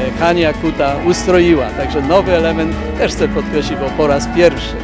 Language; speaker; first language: Polish; native; Polish